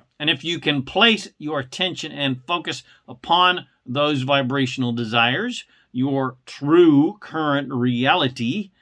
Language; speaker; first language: English; native; English